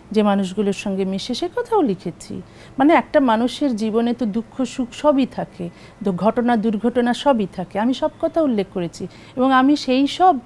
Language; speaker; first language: Bangla; native; Bangla